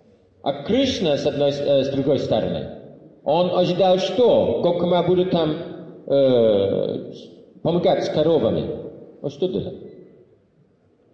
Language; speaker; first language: Russian; non-native, fluent; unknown